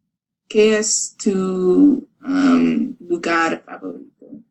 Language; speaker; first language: Spanish; non-native, learner; English